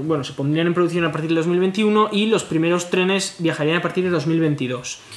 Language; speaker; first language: Spanish; native; Spanish